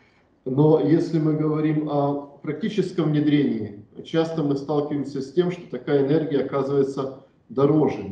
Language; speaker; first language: Russian; native; Russian